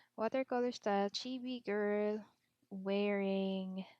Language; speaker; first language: English; non-native, local second language; Filipino